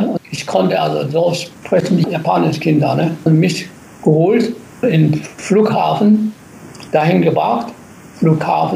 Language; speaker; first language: German; non-native, learner; Japanese